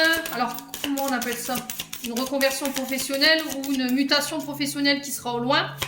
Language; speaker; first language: French; native; French